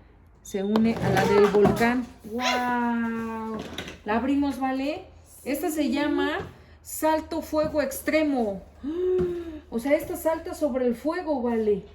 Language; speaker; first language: Spanish; native; Spanish